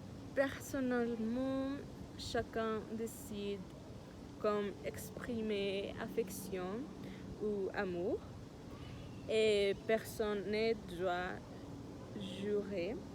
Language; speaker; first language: French; non-native, learner; Spanish